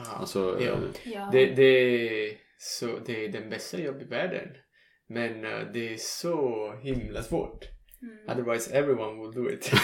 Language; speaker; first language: Swedish; non-native, learner; Italian